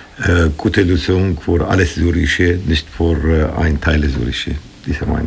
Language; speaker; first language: German; non-native, learner; Arabic